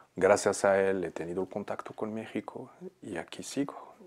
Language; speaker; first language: Spanish; non-native, fluent; Arabic